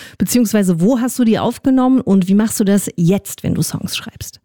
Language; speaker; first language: German; non-native, local second language; Luxembourgish